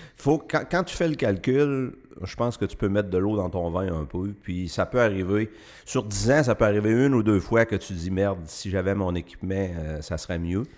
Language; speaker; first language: French; native; French